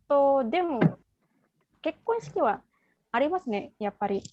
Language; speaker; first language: Japanese; non-native, fluent; Indonesian